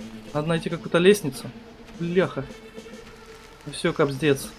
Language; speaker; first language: Russian; native; Russian